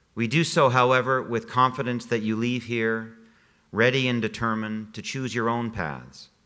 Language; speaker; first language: English; native; English